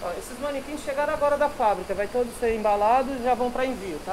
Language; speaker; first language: Portuguese; native; Portuguese